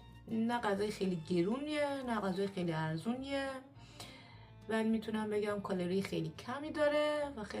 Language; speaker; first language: Persian; early bilingual, heritage; Persian